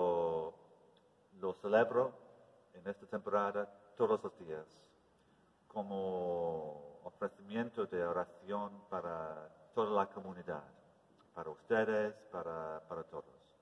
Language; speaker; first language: Spanish; non-native, learner; English